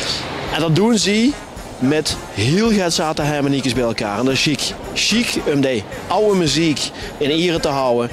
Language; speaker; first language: Dutch; non-native, local second language; Limburgish